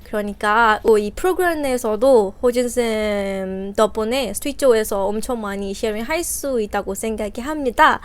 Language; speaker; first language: Korean; non-native, fluent; Burmese